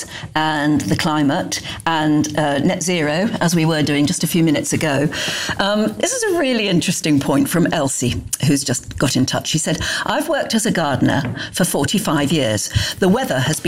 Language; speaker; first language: English; native; English